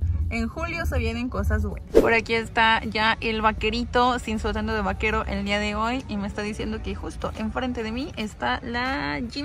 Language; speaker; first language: Spanish; native; Spanish